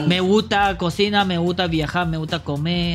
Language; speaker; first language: Spanish; non-native, learner; Chinese